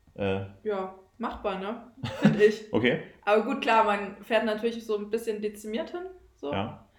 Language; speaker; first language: German; native; German